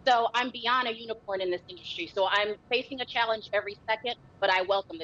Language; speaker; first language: English; native; English